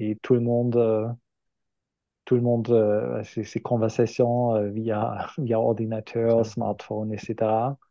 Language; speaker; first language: French; non-native, fluent; German